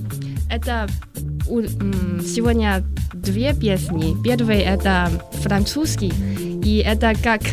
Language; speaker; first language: Russian; non-native, learner; Chinese